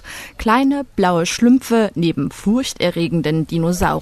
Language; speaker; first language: German; native; German